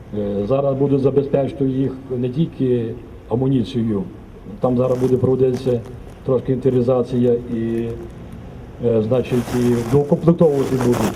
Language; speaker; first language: Ukrainian; native; Ukrainian